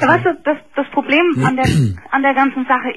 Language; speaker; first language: German; native; German